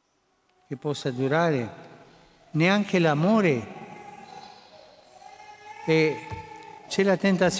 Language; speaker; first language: Italian; non-native, fluent; Spanish